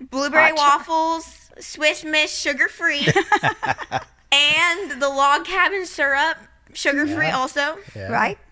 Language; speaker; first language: English; native; English